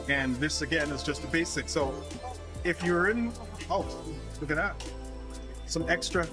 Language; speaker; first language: English; native; English